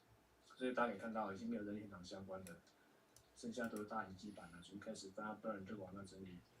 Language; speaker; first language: Chinese; native; Chinese